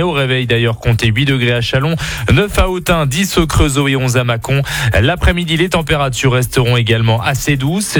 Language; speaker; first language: French; native; French